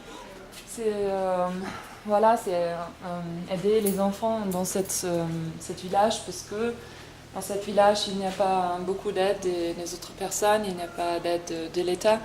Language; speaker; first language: French; non-native, fluent; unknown